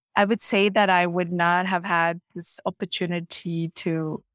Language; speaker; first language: English; non-native, local second language; Ganda